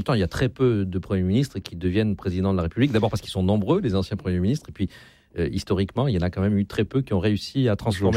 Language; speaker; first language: French; native; French